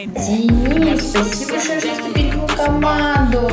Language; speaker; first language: Russian; native; Russian